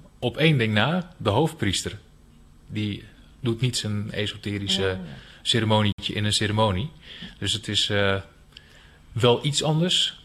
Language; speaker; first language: Dutch; native; Dutch